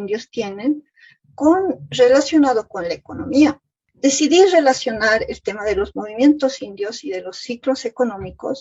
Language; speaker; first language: Spanish; native; Spanish